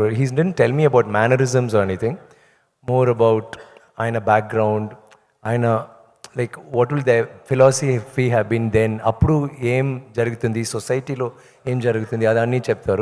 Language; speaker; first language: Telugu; non-native, learner; Tamil